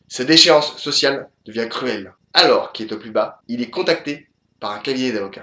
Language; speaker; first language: French; native; French